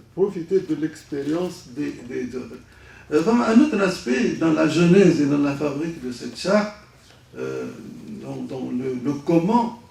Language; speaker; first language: French; non-native, local second language; Arabic